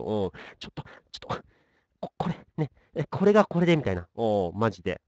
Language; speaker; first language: Japanese; native; Japanese